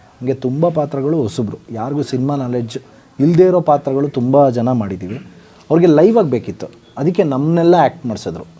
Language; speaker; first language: Kannada; native; Kannada